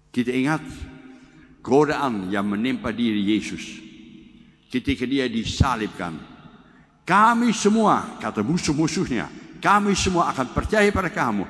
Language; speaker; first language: Malay; non-native, fluent; Dutch